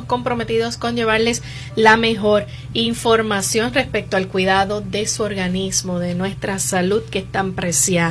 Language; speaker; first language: Spanish; native; Spanish